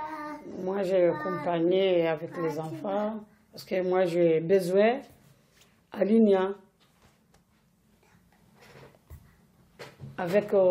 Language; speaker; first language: French; non-native, learner; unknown